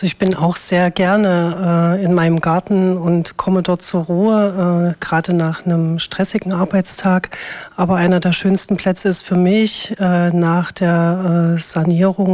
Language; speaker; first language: German; native; German